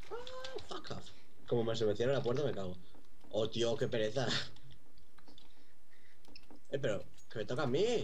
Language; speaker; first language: Spanish; native; Spanish